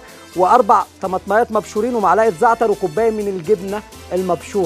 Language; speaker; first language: Arabic; native; Arabic